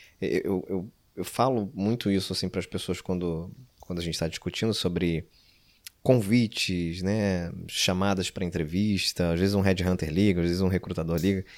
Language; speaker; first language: Portuguese; native; Portuguese